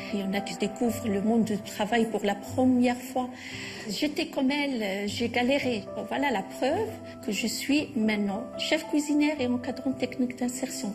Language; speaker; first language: French; non-native, local second language; Arabic